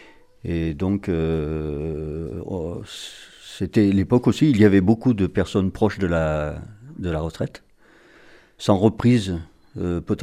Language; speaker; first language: French; native; French